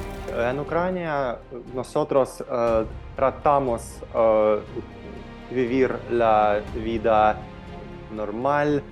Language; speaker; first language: Spanish; non-native, fluent; Ukrainian